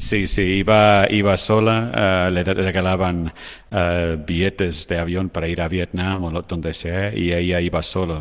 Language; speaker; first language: Spanish; non-native, fluent; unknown